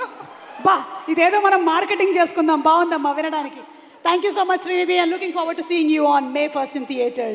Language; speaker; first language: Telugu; native; Telugu